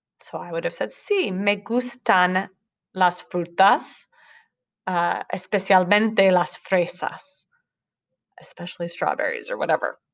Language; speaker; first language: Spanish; non-native, fluent; English